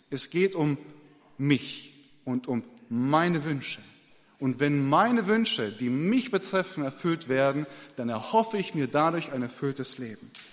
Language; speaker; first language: German; native; German